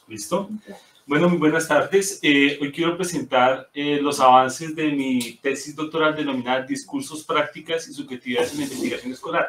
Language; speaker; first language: Spanish; native; Spanish